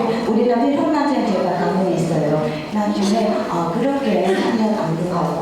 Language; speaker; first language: Korean; non-native, learner; Vietnamese